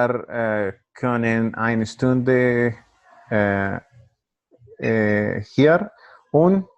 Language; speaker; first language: German; non-native, learner; Spanish